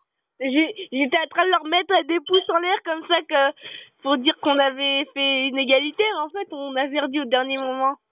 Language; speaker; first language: French; native; French